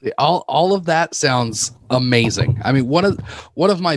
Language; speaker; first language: English; native; English